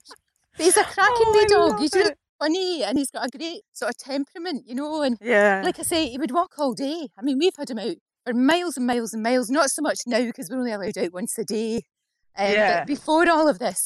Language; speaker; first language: English; native; English